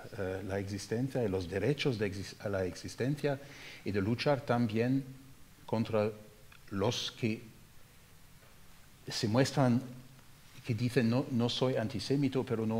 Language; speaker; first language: Spanish; non-native, fluent; German